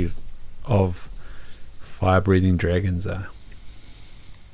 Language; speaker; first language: English; native; English